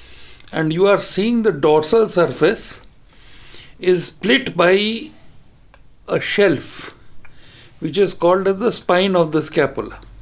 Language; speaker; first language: English; non-native, local second language; Hindi